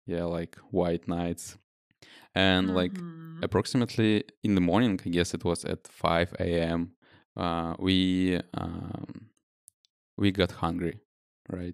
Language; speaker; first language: English; non-native, fluent; Russian